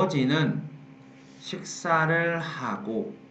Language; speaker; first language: Korean; non-native, fluent; Vietnamese